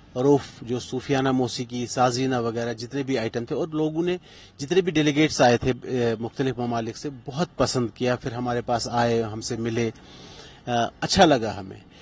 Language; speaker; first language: Hindi; non-native, local second language; Kashmiri